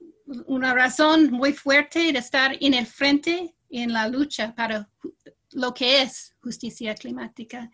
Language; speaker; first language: Spanish; non-native, fluent; English